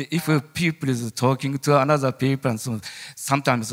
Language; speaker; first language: English; non-native, learner; Japanese